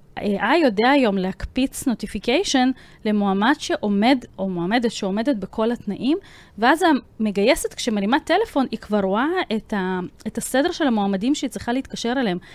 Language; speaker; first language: Hebrew; early bilingual, other home language; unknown